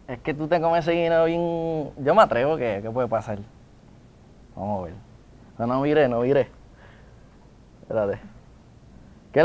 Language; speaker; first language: Spanish; native; Spanish